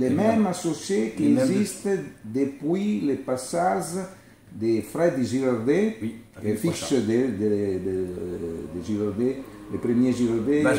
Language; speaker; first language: French; non-native, learner; Italian